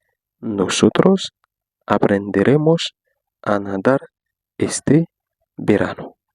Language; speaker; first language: Spanish; non-native, fluent; Haitian Creole